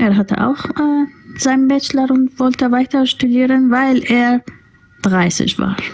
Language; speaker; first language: German; non-native, fluent; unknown